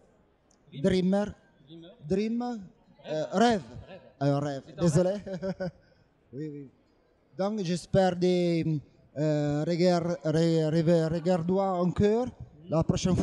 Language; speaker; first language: French; non-native, learner; Italian